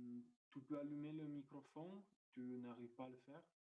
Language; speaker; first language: French; non-native, fluent; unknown